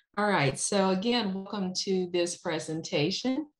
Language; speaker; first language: English; native; English